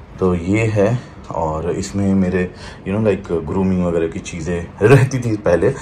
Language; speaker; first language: Hindi; native; Hindi